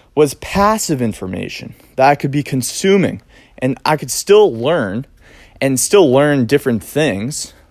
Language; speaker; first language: English; native; English